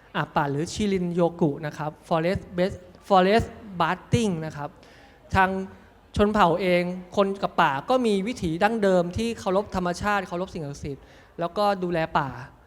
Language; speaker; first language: Thai; native; Thai